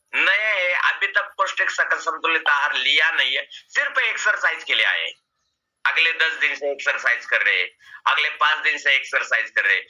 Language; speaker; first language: Hindi; non-native, local second language; Marathi